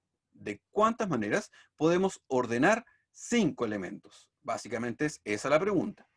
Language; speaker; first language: Spanish; native; Spanish